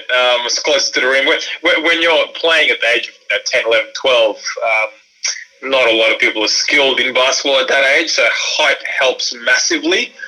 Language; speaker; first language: English; early bilingual, other home language; Croatian